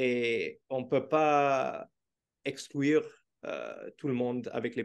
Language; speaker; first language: French; non-native, fluent; Portuguese